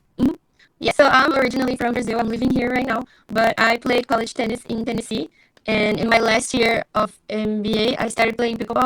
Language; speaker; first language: English; non-native, fluent; Portuguese